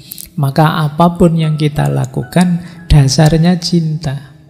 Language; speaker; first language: Indonesian; non-native, local second language; Javanese